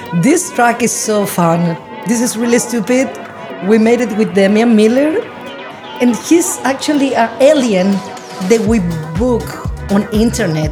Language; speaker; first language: English; non-native, fluent; Spanish